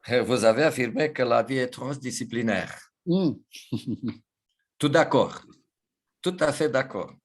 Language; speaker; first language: French; non-native, fluent; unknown